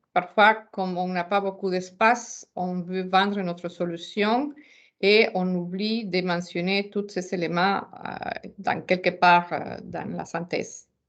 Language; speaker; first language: French; non-native, fluent; Spanish